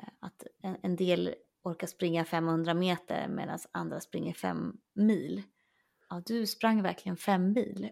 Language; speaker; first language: Swedish; native; Swedish